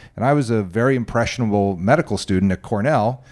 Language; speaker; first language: English; native; English